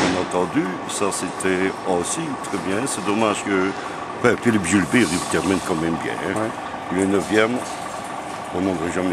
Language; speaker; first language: French; native; French